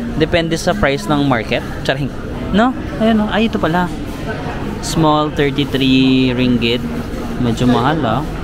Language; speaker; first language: Filipino; native; Filipino